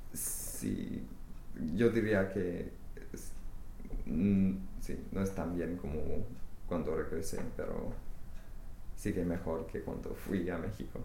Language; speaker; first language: Spanish; non-native, fluent; English